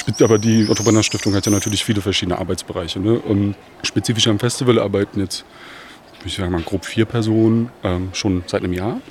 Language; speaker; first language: German; early bilingual, other home language; Bosnian